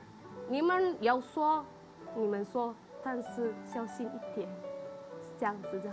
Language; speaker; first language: Chinese; non-native, fluent; Indonesian